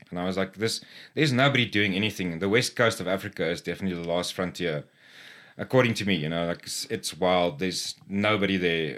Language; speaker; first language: English; non-native, local second language; Afrikaans